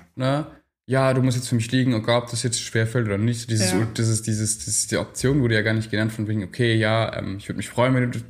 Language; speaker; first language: German; early bilingual, other home language; Turkish